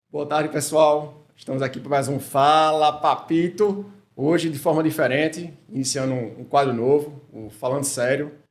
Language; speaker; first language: Portuguese; native; Portuguese